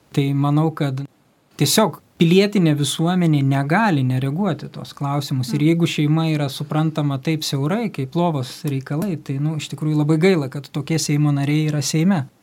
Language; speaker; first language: Lithuanian; native; Lithuanian